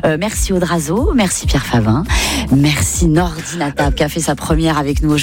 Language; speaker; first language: French; native; French